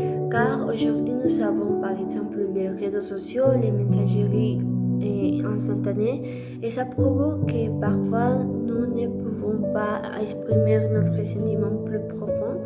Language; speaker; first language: French; non-native, learner; Spanish